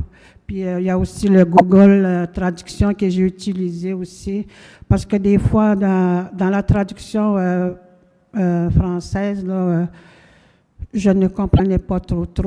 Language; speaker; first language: French; non-native, local second language; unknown